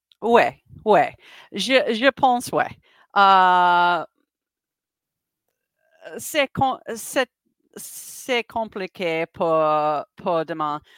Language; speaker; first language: French; non-native, learner; English